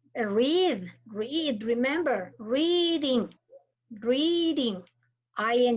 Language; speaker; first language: English; non-native, fluent; Spanish